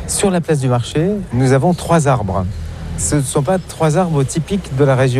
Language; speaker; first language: French; native; French